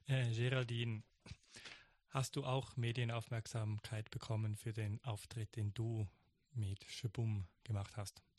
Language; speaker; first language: German; native; German